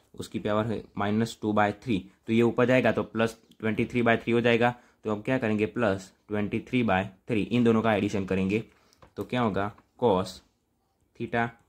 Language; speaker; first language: Hindi; non-native, local second language; Gujarati